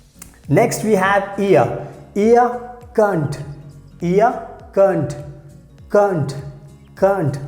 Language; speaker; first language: German; non-native, fluent; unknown